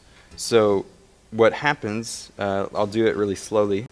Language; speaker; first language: English; native; English